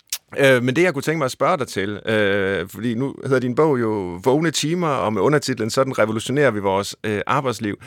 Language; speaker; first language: Danish; native; Danish